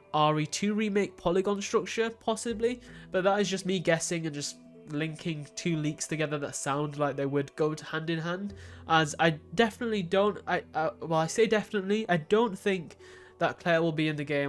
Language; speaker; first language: English; native; English